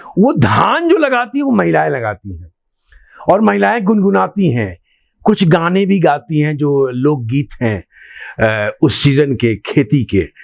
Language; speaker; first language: Hindi; non-native, local second language; Bhojpuri